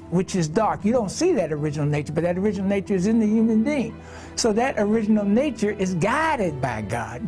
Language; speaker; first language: English; native; English